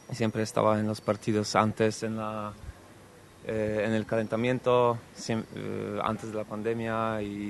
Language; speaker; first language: Spanish; non-native, fluent; Polish